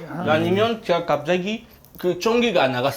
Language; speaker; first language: Korean; non-native, fluent; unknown